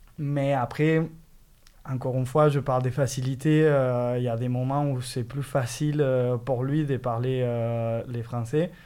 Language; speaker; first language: French; non-native, fluent; Spanish